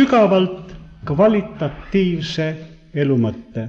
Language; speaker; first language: Estonian; native; Estonian